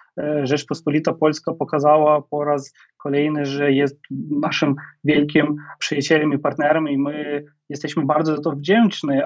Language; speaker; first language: Polish; non-native, fluent; Ukrainian